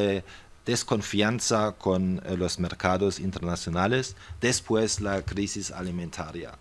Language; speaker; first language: Spanish; non-native, fluent; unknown